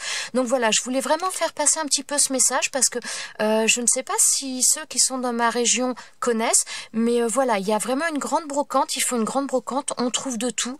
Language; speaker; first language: French; native; French